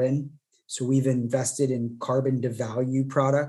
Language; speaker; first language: English; native; English